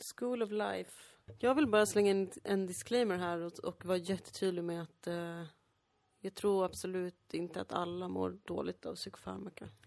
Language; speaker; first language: Swedish; early bilingual, other home language; Kurdish